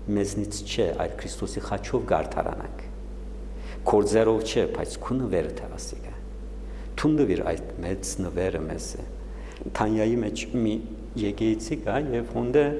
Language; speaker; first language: Armenian; native; Armenian